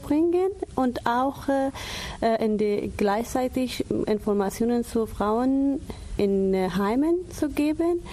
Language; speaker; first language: German; non-native, learner; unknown